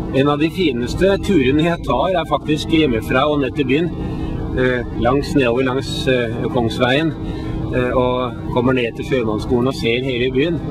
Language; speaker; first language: Norwegian; native; Norwegian